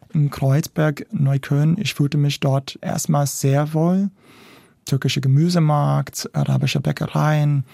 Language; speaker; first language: German; non-native, fluent; English